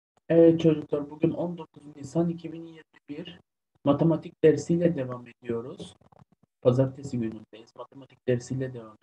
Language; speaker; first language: Turkish; native; Turkish